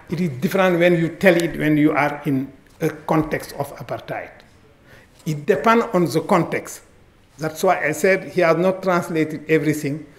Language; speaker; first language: English; non-native, fluent; Wolof